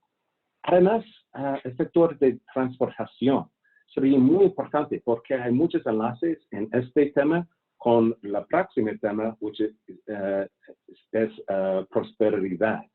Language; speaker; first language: Spanish; non-native, fluent; English